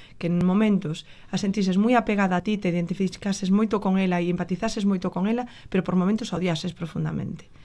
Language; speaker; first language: Galician; native; Galician